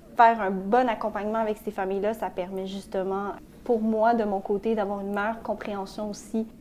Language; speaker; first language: French; native; French